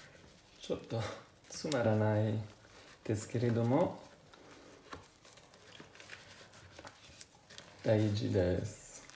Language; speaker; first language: Japanese; non-native, learner; Italian